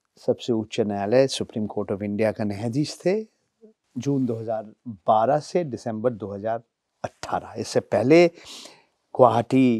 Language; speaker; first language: Hindi; non-native, local second language; Bangla